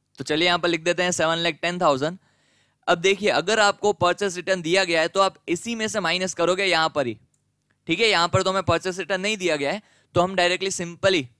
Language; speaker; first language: Hindi; non-native, local second language; Gujarati